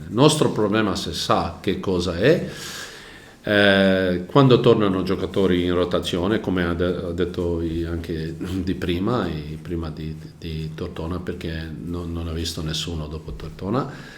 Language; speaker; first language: Italian; non-native, learner; Croatian